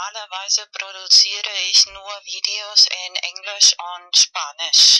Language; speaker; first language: German; non-native, fluent; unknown